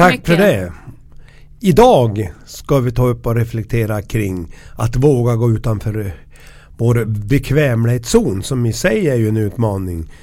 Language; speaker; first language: Swedish; native; Swedish